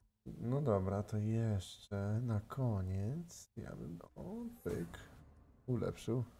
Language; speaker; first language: Polish; native; Polish